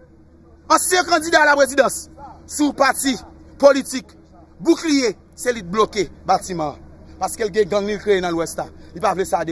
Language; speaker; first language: French; non-native, local second language; Haitian Creole